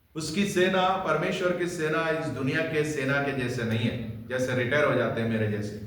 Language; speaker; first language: Hindi; non-native, local second language; Telugu